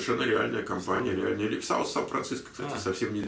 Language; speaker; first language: Russian; native; Russian